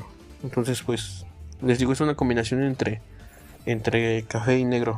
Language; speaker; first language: Spanish; native; Spanish